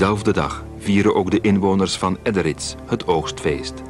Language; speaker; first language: Dutch; native; Dutch